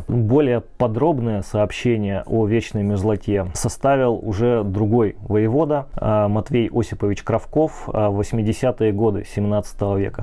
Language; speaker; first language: Russian; native; Russian